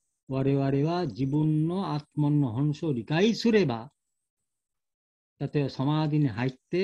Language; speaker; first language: Japanese; non-native, learner; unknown